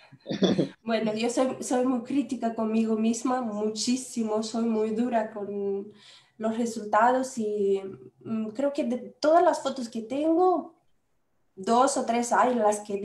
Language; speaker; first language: Spanish; non-native, fluent; Romanian